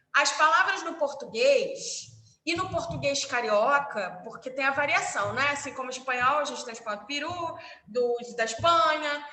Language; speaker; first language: Portuguese; native; Portuguese